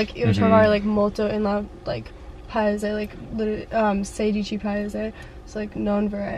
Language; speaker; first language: Italian; non-native, learner; English